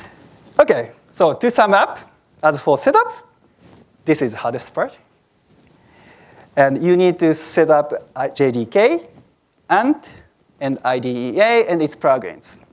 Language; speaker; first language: English; non-native, fluent; Japanese